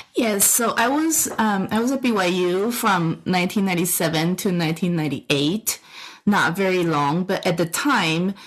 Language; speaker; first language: English; non-native, fluent; Chinese